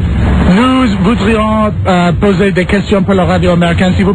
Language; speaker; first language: French; non-native, learner; English